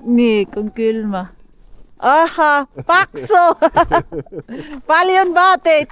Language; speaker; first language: Finnish; non-native, learner; Filipino